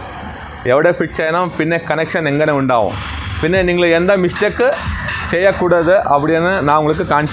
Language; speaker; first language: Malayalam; non-native, fluent; Tamil